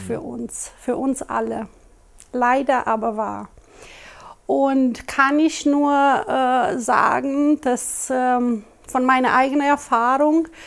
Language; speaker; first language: German; non-native, local second language; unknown